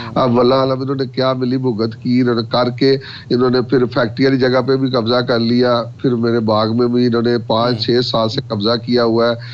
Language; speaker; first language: Urdu; non-native, local second language; Punjabi